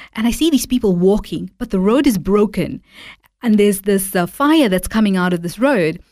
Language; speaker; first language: English; native; English